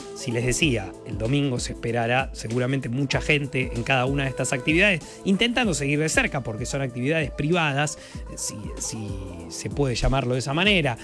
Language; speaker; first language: Spanish; native; Spanish